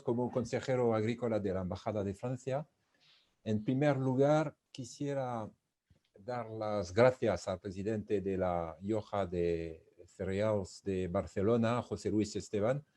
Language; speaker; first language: Spanish; non-native, fluent; French